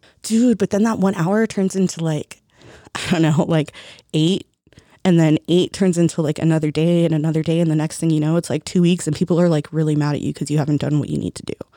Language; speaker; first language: English; early bilingual, other home language; Spanish